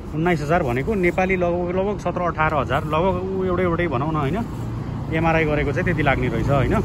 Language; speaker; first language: Nepali; native; Nepali